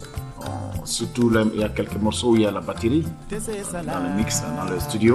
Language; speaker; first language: French; non-native, local second language; Bambara